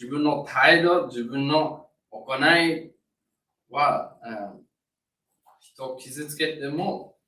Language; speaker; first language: Japanese; non-native, learner; English